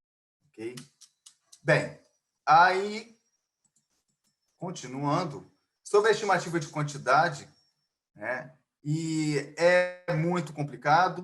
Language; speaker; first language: Portuguese; native; Portuguese